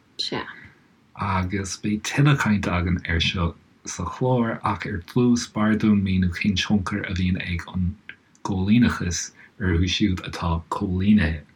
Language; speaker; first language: Irish; native; Irish